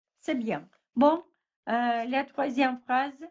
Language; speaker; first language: French; non-native, fluent; Russian